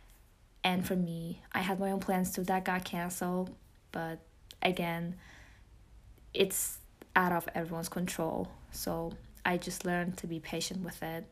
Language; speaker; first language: English; non-native, fluent; Persian